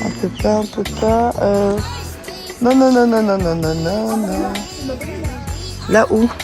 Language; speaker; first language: French; native; French